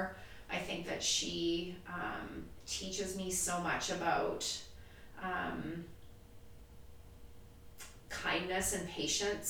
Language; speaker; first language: English; native; English